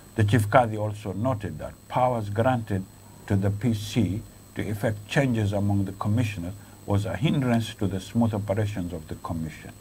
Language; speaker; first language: English; non-native, local second language; Swahili